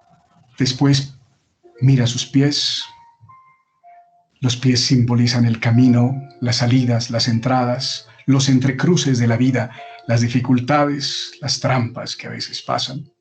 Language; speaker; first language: Spanish; native; Spanish